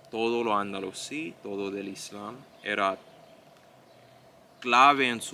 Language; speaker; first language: Spanish; non-native, fluent; English